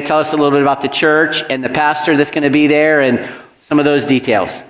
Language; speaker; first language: English; native; English